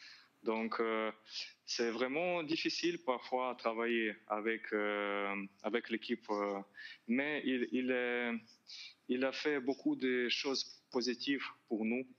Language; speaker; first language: French; non-native, learner; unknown